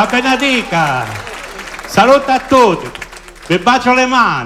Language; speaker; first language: Italian; early bilingual, heritage; French